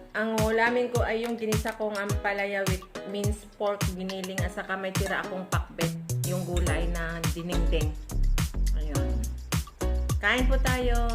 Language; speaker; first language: Filipino; non-native, local second language; Iloko